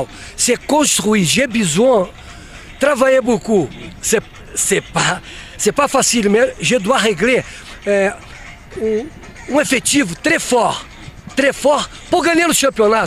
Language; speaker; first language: French; non-native, fluent; Portuguese